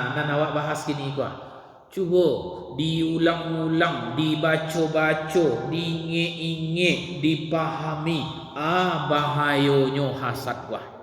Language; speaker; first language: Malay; non-native, local second language; Minangkabau